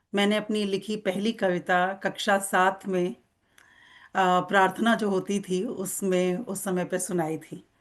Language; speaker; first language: Hindi; native; Hindi